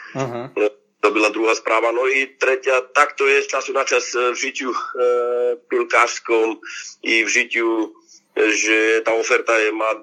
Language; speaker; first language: Polish; non-native, learner; Slovak